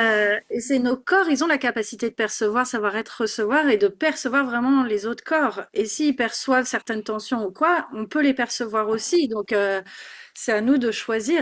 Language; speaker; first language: French; native; French